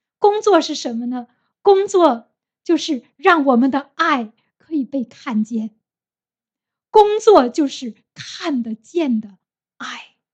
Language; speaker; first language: Chinese; native; Chinese